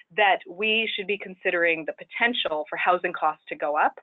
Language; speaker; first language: English; native; English